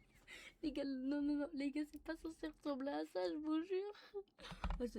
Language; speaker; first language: French; native; French